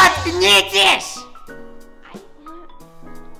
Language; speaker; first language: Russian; early bilingual, heritage; Russian